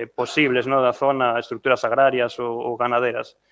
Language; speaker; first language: Galician; non-native, fluent; Spanish